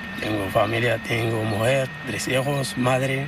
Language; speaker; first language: Spanish; non-native, learner; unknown